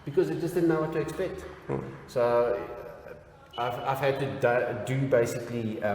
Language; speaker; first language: English; non-native, local second language; Afrikaans